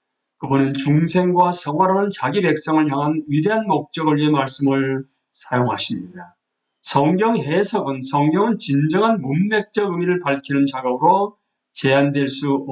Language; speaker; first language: Korean; native; Korean